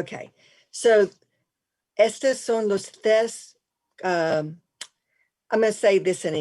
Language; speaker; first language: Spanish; early bilingual, heritage; English